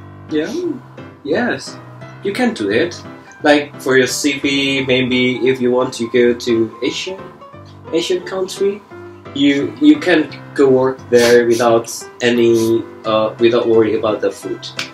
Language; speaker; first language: English; non-native, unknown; Indonesian